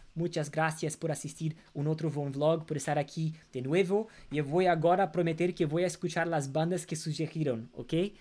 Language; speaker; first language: Spanish; non-native, learner; English